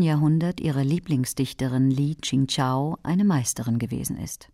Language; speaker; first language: German; native; German